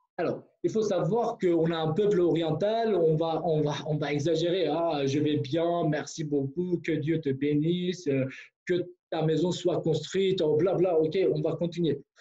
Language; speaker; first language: French; non-native, fluent; Kurdish